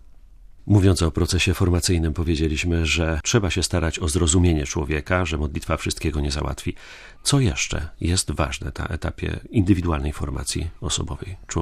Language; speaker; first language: Polish; native; Polish